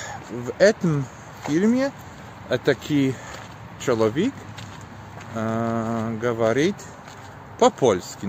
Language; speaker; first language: Russian; non-native, learner; Polish